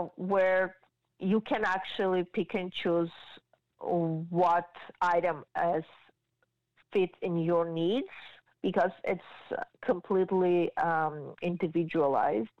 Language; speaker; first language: English; non-native, fluent; Georgian